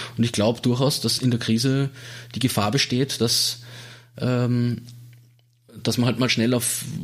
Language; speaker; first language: German; native; German